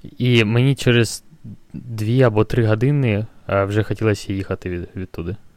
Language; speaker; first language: Ukrainian; non-native, local second language; Russian